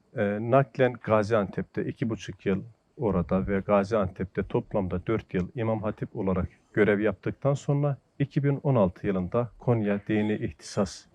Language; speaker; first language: Turkish; native; Turkish